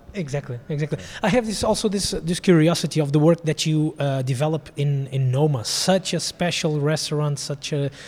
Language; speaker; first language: English; non-native, fluent; Portuguese